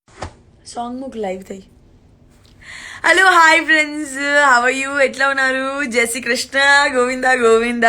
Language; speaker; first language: Telugu; non-native, learner; Gujarati